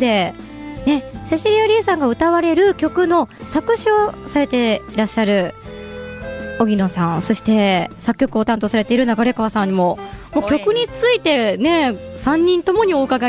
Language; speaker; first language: Japanese; native; Japanese